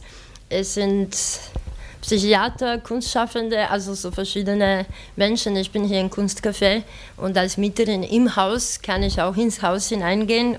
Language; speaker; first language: German; native; German